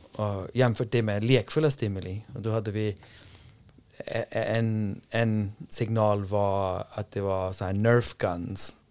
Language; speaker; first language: Swedish; non-native, fluent; English